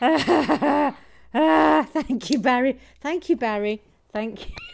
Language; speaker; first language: English; native; English